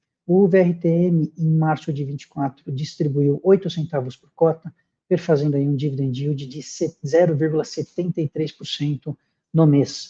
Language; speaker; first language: Portuguese; native; Portuguese